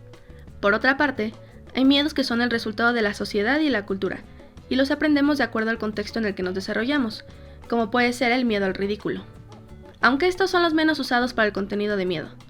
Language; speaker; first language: Spanish; native; Spanish